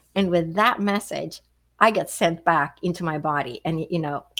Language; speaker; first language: English; non-native, fluent; Swedish